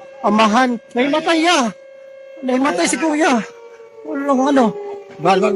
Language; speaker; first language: Filipino; non-native, local second language; Cebuano